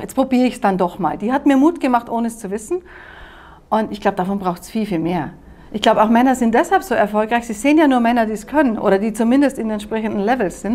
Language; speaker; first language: German; native; German